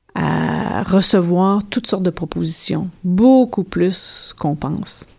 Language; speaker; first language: French; native; French